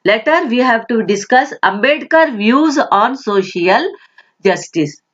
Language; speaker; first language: English; non-native, local second language; Kannada